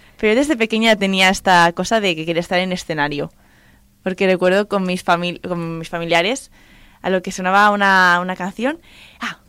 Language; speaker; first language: Spanish; non-native, local second language; Catalan